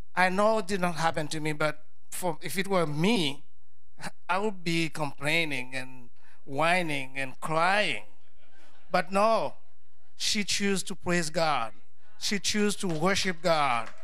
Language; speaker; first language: English; non-native, fluent; Haitian Creole